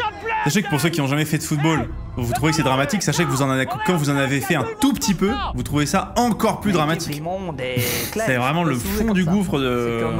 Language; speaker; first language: French; native; French